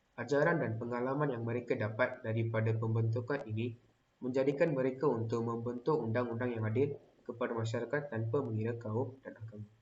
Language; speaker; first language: Malay; non-native, local second language; Tamil